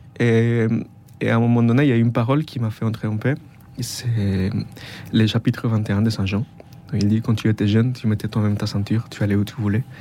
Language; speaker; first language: French; non-native, fluent; Spanish